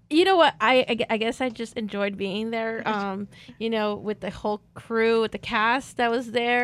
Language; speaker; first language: English; early bilingual, other home language; Spanish